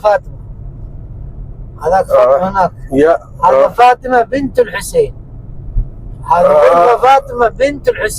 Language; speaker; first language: Arabic; non-native, learner; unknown